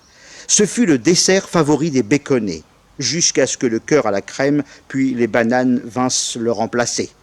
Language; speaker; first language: French; native; French